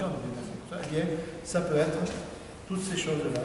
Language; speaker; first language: French; native; French